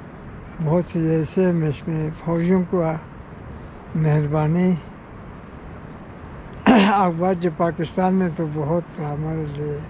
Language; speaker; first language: Hindi; non-native, local second language; Balti